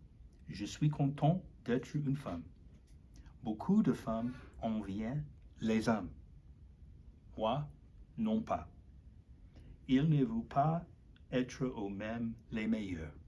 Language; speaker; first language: French; non-native, learner; English